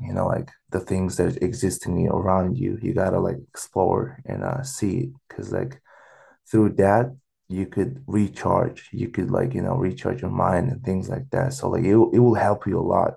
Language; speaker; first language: English; non-native, fluent; Mongolian